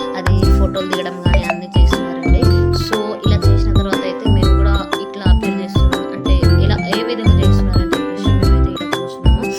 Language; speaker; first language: Telugu; non-native, local second language; Lambadi